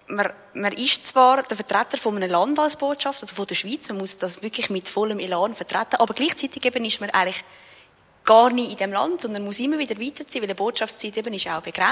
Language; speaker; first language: German; native; German